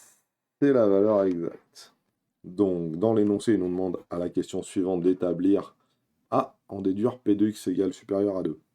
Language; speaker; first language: French; native; French